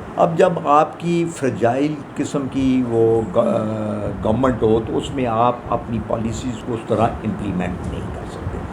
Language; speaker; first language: Urdu; non-native, local second language; Punjabi